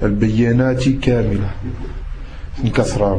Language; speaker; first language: Arabic; non-native, fluent; French